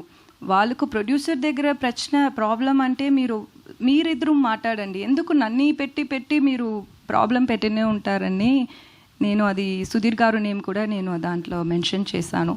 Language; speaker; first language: Telugu; non-native, learner; Tamil